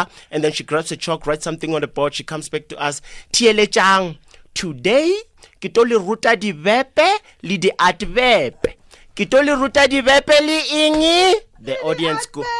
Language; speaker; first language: English; non-native, local second language; South Ndebele